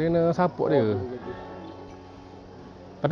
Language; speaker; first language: Malay; native; Malay